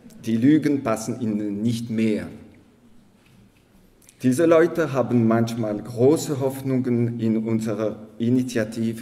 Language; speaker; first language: German; non-native, local second language; French